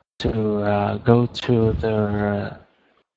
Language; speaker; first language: English; non-native, learner; Vietnamese